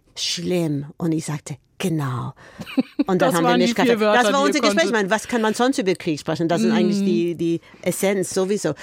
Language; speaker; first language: German; non-native, fluent; English